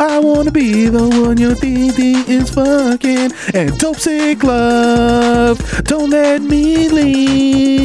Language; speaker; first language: English; early bilingual, other home language; Spanish